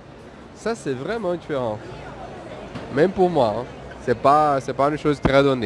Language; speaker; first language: French; non-native, fluent; Portuguese